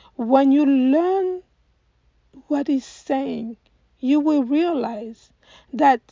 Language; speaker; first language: English; non-native, fluent; French